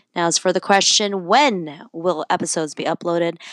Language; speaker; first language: English; non-native, local second language; Cebuano